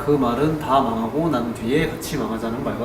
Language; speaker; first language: Korean; native; Korean